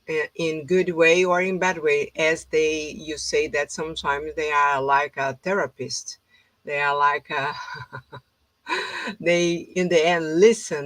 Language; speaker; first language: English; non-native, fluent; Portuguese